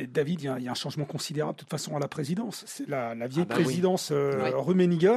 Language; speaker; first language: French; native; French